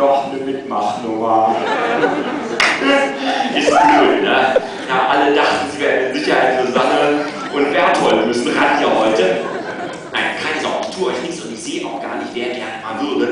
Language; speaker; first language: German; native; German